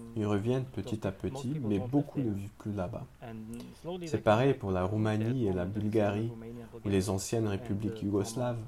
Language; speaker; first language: French; non-native, fluent; German